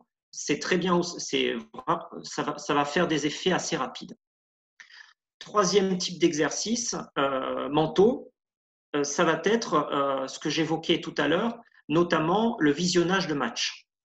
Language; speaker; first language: French; native; French